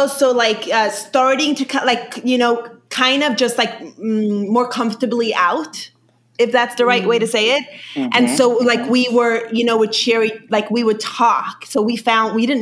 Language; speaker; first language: English; early bilingual, other home language; Yiddish